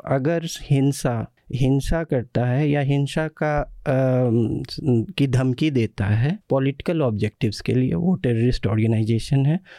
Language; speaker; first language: Hindi; native; Hindi